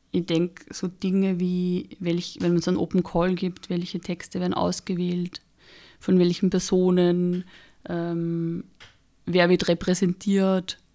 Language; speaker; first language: German; native; German